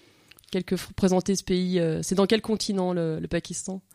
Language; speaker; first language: French; native; French